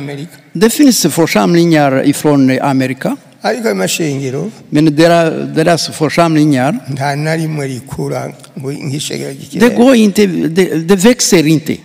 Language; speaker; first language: Swedish; non-native, fluent; Rundi